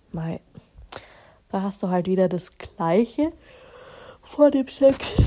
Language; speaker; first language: German; native; German